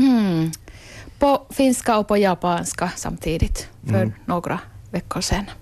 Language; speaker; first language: Swedish; non-native, local second language; Finnish